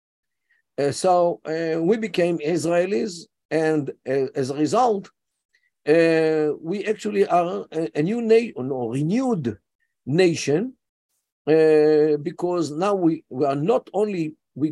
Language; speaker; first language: English; non-native, fluent; Yiddish